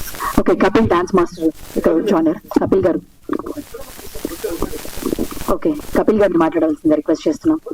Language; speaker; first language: Telugu; native; Telugu